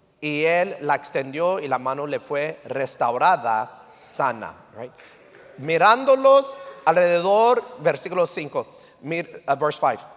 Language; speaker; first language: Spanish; early bilingual, heritage; English